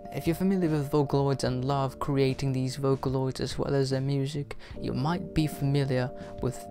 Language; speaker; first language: English; early bilingual, other home language; Spanish